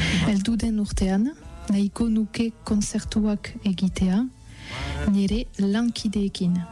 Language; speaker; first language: Basque; non-native, learner; French